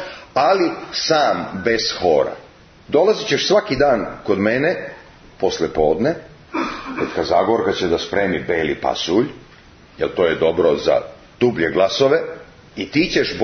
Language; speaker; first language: Serbian; native; Serbian